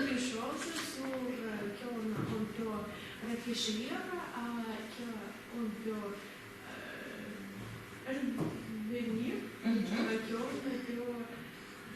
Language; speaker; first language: French; non-native, learner; Russian